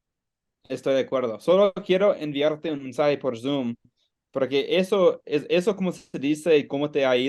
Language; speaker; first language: Spanish; non-native, learner; English